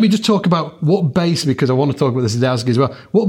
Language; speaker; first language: English; native; English